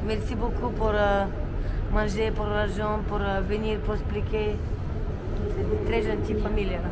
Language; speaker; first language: French; non-native, learner; Portuguese